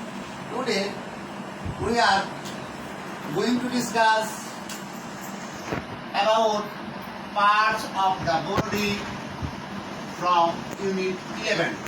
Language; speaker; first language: English; non-native, fluent; Bangla